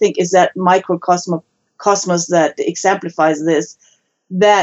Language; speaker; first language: English; non-native, fluent; Danish